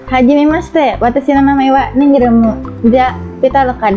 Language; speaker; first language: Japanese; non-native, learner; Indonesian